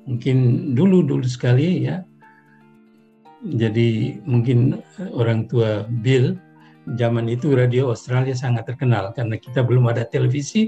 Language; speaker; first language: Indonesian; non-native, local second language; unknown